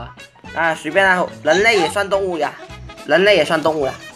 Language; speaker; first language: Chinese; native; Chinese